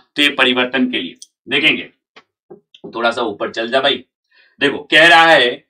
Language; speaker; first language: Hindi; native; Hindi